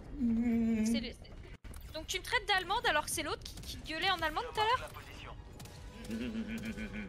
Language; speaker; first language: French; native; French